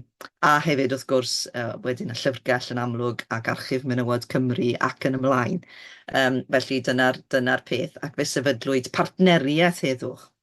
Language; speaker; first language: Welsh; native; Welsh